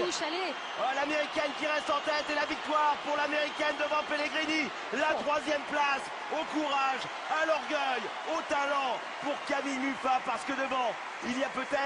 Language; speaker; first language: French; native; French